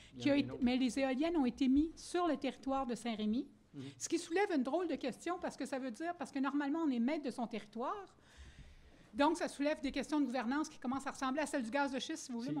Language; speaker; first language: French; native; French